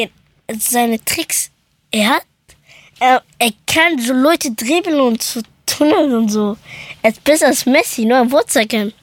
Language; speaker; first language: German; early bilingual, other home language; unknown